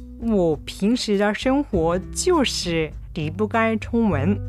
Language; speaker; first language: Chinese; non-native, fluent; Japanese